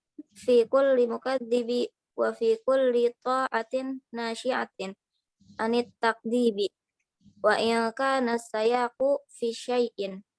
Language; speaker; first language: Arabic; non-native, learner; Indonesian